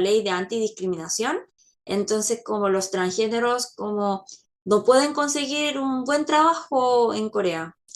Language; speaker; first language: Spanish; non-native, fluent; Korean